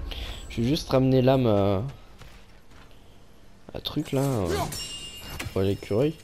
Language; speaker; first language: French; native; French